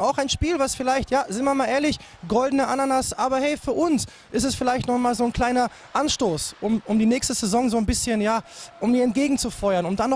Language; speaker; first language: German; native; German